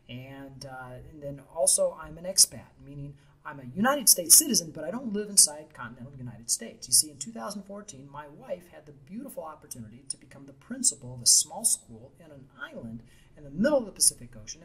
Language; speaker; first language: English; native; English